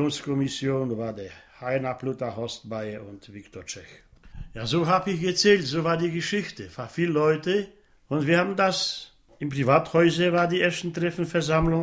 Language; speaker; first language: German; non-native, local second language; Polish